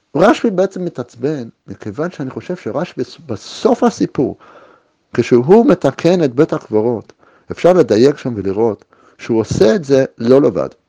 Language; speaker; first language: Hebrew; native; Hebrew